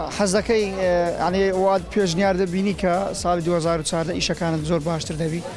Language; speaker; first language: Turkish; non-native, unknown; Kurdish